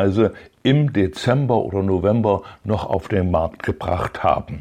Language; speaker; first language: German; native; German